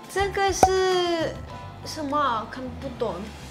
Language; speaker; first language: Chinese; non-native, learner; Ukrainian